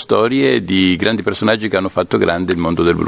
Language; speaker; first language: Italian; native; Italian